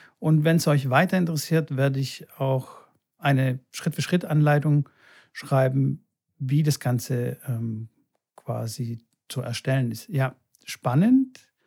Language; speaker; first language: German; early bilingual, other home language; Bulgarian